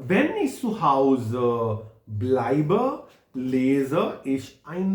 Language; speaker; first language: German; non-native, fluent; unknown